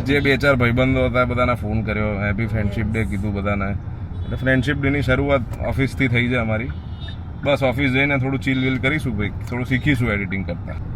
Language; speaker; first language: Gujarati; native; Gujarati